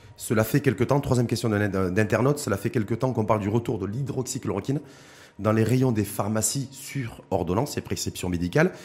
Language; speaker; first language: French; non-native, local second language; Arabic